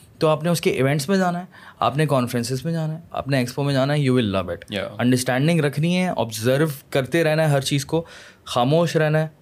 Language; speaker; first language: Urdu; native; Urdu